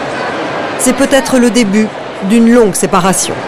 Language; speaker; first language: French; native; French